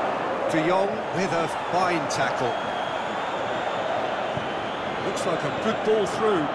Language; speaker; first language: English; native; English